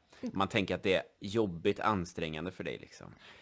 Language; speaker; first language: Swedish; native; Swedish